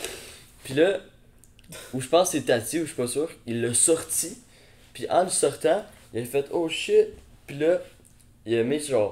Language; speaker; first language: French; native; French